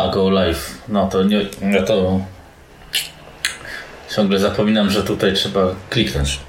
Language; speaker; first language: Polish; native; Polish